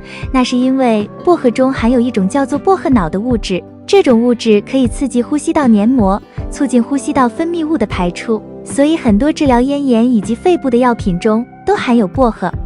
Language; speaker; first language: Chinese; native; Chinese